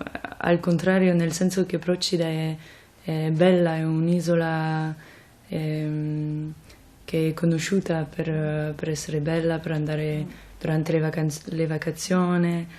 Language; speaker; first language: Italian; non-native, fluent; French